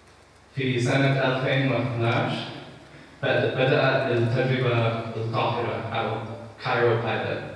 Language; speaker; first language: Arabic; non-native, fluent; English